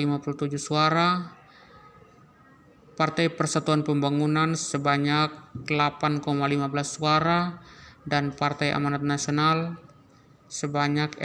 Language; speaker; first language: Indonesian; native; Indonesian